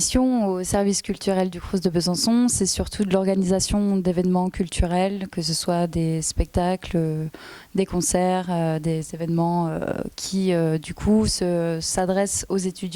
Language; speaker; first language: French; native; French